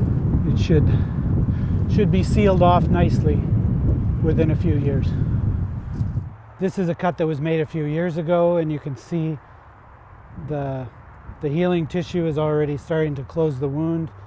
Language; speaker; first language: English; native; English